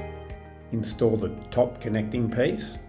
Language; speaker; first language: English; native; English